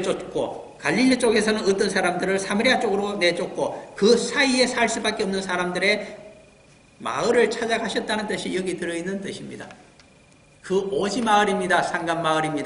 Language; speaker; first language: Korean; native; Korean